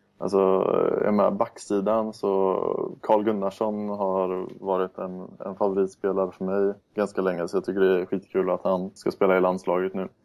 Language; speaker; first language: Swedish; native; Swedish